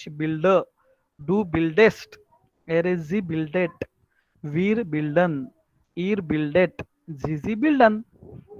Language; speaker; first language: German; non-native, learner; Marathi